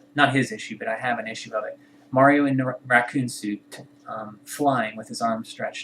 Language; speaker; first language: English; native; English